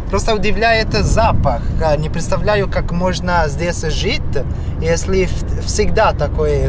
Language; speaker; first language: Russian; non-native, learner; English